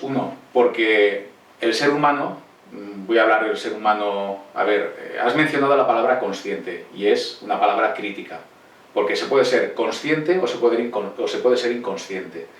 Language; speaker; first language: Spanish; native; Spanish